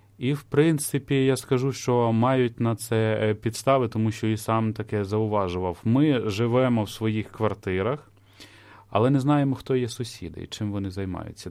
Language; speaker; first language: Ukrainian; native; Ukrainian